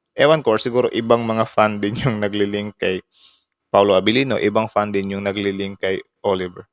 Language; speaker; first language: Filipino; native; Filipino